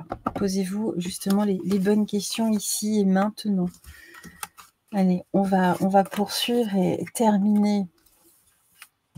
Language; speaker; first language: French; native; French